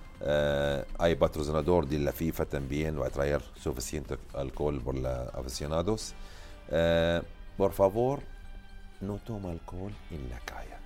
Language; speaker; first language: Spanish; non-native, learner; Arabic